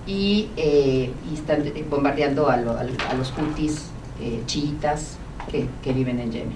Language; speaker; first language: Spanish; native; Spanish